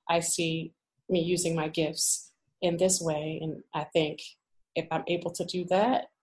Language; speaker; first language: English; native; English